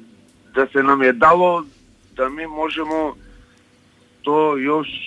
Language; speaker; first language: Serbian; non-native, learner; Slovenian